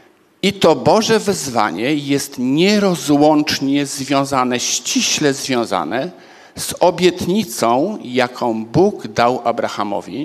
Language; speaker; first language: Polish; native; Polish